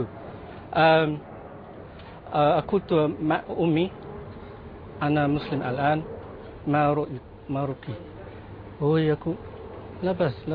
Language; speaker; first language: Arabic; non-native, learner; Filipino